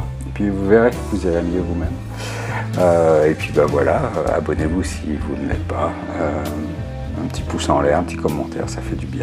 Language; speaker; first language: French; native; French